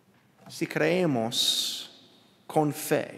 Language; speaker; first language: Spanish; non-native, learner; English